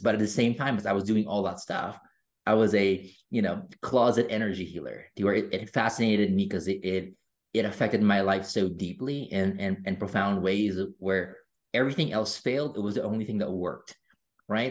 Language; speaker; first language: English; non-native, local second language; Filipino